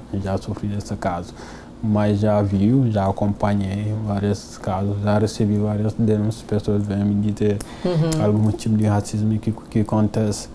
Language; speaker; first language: Portuguese; non-native, fluent; Wolof